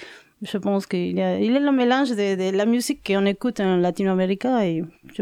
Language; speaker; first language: French; non-native, learner; Spanish